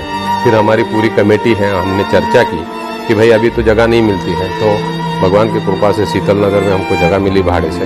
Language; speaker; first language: Hindi; native; Hindi